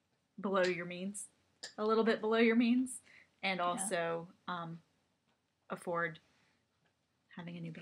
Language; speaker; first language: English; native; English